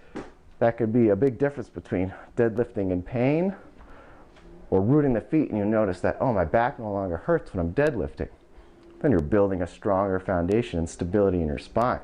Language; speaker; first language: English; native; English